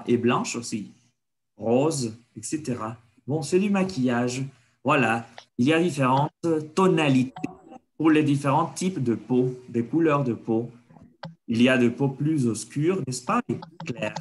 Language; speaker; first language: French; non-native, fluent; Spanish